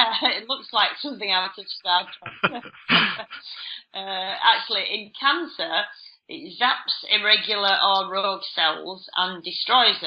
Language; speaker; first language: English; native; English